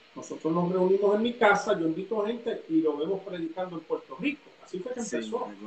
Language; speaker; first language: Spanish; early bilingual, heritage; Spanish